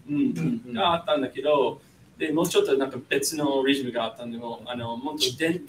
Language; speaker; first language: Japanese; non-native, fluent; English